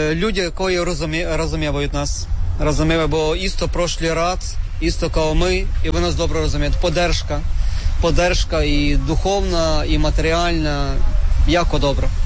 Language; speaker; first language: Serbian; non-native, learner; Ukrainian